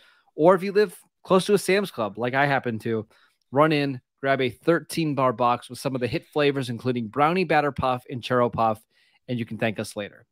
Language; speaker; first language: English; native; English